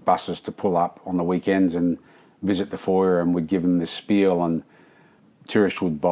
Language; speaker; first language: English; native; English